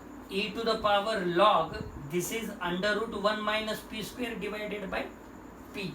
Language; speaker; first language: English; non-native, local second language; Marathi